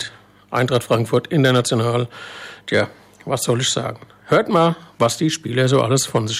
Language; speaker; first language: German; native; German